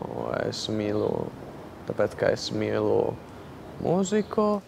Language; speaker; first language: Latvian; non-native, learner; Italian